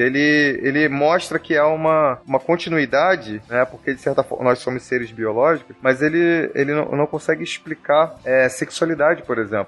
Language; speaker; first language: Portuguese; native; Portuguese